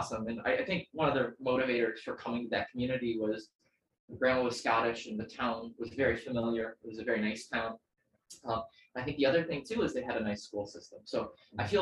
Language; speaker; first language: English; native; English